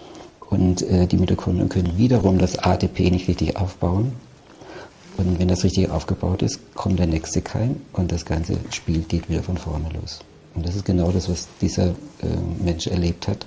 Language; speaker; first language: German; native; German